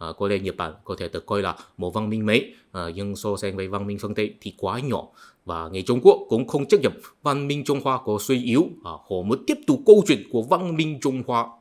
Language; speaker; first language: Vietnamese; non-native, fluent; Chinese